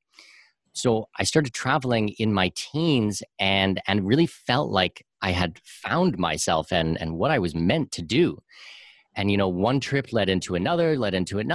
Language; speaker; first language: English; native; English